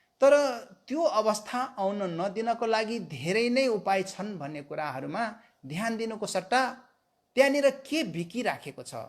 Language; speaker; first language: Nepali; non-native, local second language; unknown